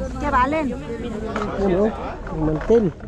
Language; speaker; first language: Spanish; non-native, learner; Filipino